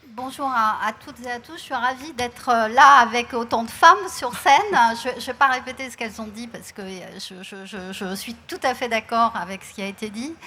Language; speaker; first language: French; native; French